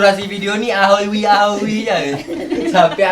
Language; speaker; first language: Indonesian; native; Indonesian